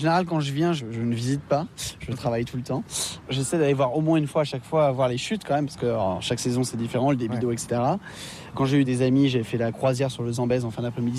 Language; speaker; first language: French; native; French